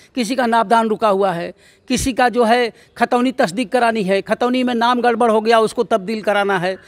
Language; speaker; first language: Hindi; native; Hindi